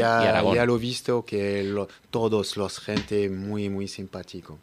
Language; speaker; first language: Spanish; non-native, learner; French